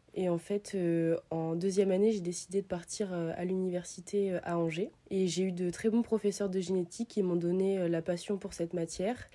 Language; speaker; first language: French; early bilingual, other home language; Italian